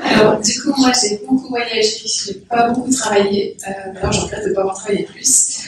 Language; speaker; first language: French; native; French